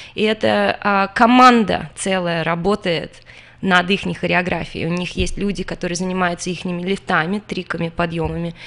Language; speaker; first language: Russian; native; Russian